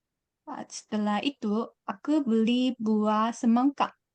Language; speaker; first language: Indonesian; non-native, learner; Japanese